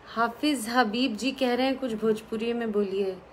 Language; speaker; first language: Hindi; native; Hindi